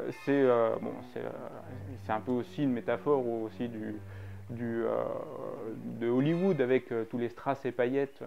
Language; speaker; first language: French; native; French